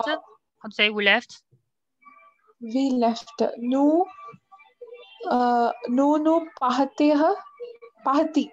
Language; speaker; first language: English; non-native, learner; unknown